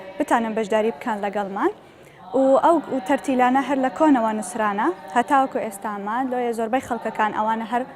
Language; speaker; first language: Central Kurdish; non-native, local second language; Assyrian Neo-Aramaic